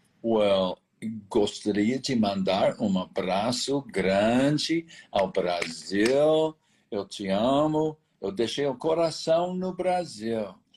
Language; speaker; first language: Portuguese; non-native, fluent; English